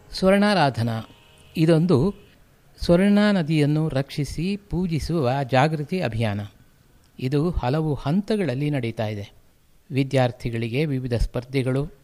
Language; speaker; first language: Kannada; native; Kannada